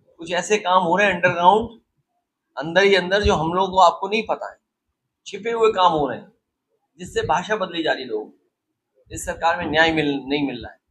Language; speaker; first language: Hindi; native; Hindi